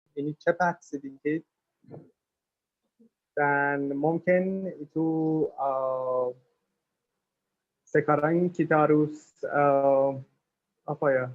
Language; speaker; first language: Indonesian; non-native, learner; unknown